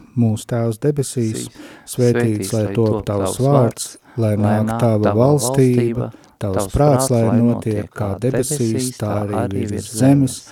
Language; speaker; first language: Latvian; native; Latvian